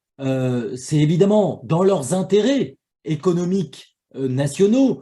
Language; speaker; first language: French; native; French